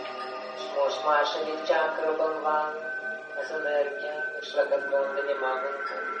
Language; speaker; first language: Hungarian; non-native, learner; Russian